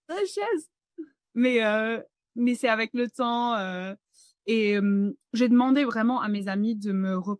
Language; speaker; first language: French; non-native, fluent; English